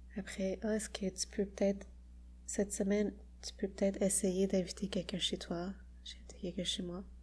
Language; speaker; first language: French; early bilingual, other home language; Khmer